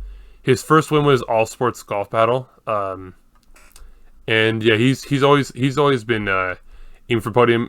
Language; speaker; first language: English; native; English